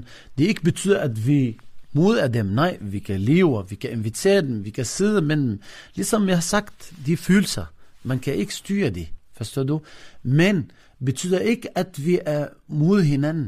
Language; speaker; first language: Danish; non-native, fluent; Arabic